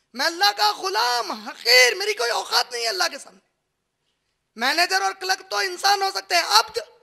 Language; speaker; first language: Hindi; native; Hindi